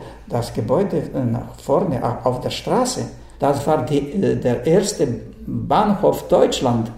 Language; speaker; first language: German; non-native, fluent; Romanian